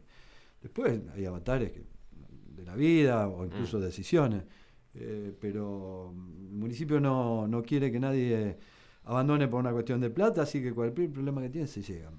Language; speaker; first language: Spanish; native; Spanish